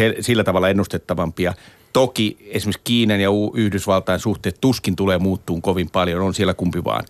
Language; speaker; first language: Finnish; native; Finnish